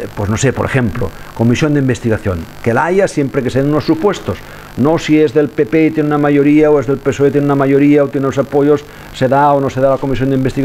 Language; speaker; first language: Spanish; non-native, local second language; Catalan